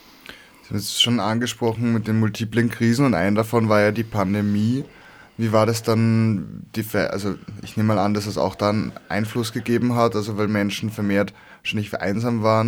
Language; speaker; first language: German; native; German